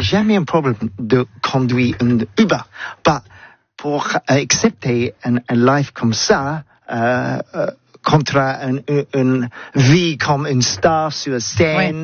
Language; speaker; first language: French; non-native, learner; English